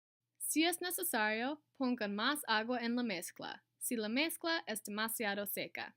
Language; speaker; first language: Spanish; non-native, learner; English